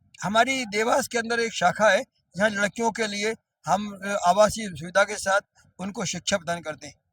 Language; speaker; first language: Hindi; native; Hindi